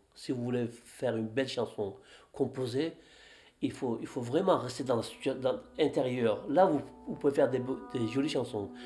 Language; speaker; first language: French; non-native, fluent; Turkish